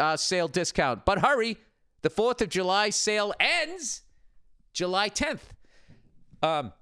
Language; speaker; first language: English; native; English